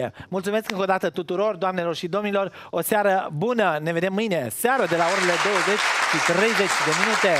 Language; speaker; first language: Romanian; native; Romanian